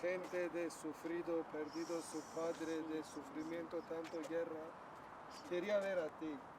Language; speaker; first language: Spanish; non-native, learner; Kurdish